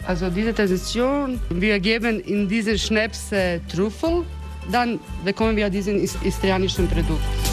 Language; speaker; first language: German; non-native, learner; Croatian